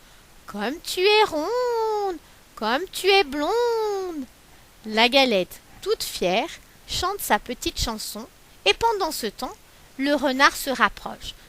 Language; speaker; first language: French; native; French